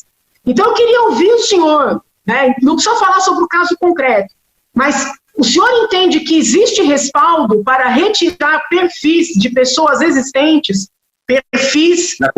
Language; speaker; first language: Portuguese; native; Portuguese